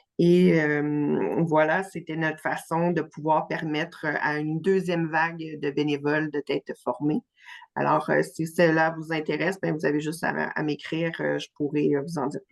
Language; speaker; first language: French; native; French